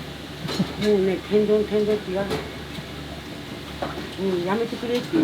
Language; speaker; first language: Japanese; native; Japanese